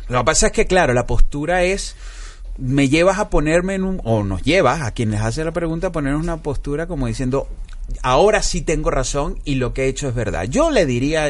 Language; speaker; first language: Spanish; native; Spanish